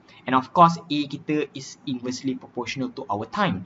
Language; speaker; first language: English; non-native, local second language; Malay